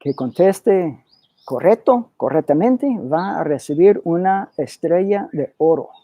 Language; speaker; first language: Spanish; early bilingual, other home language; English